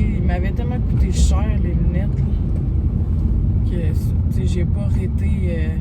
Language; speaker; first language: French; native; French